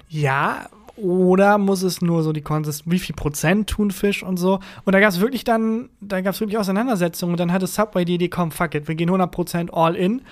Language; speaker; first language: German; early bilingual, other home language; Turkish